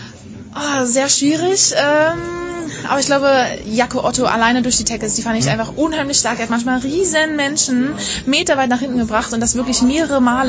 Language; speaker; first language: German; native; German